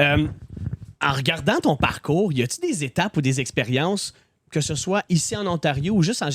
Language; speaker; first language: French; native; French